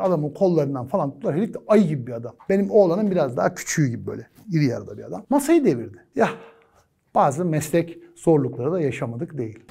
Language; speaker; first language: Turkish; native; Turkish